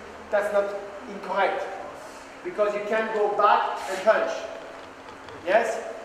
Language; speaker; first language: English; non-native, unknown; French